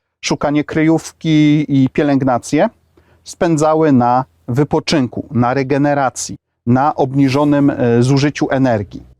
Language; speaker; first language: Polish; native; Polish